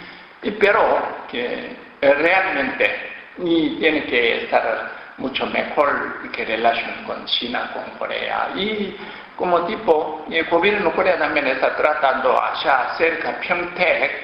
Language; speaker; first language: Spanish; non-native, learner; Korean